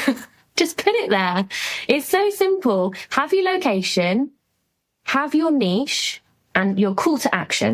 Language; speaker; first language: English; native; English